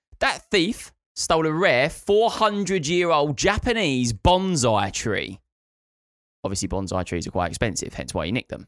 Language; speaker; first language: English; native; English